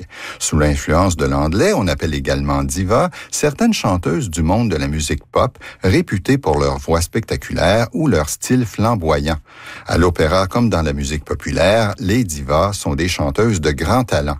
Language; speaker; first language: French; native; French